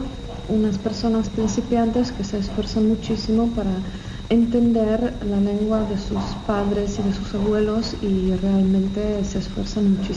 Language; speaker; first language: Spanish; non-native, fluent; Czech